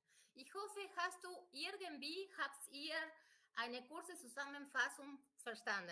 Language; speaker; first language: German; non-native, fluent; Spanish